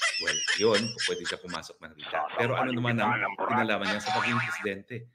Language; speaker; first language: Filipino; native; Filipino